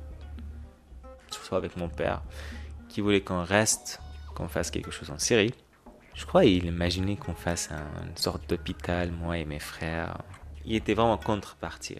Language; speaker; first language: French; non-native, fluent; Arabic